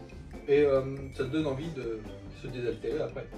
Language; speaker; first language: French; native; French